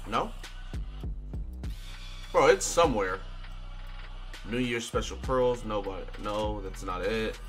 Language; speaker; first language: English; native; English